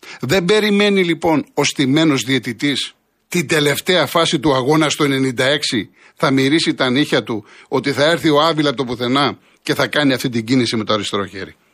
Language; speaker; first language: Greek; native; Greek